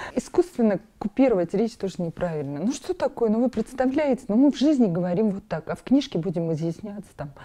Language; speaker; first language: Russian; non-native, local second language; Armenian